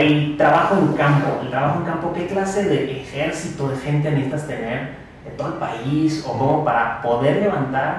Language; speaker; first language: Spanish; native; Spanish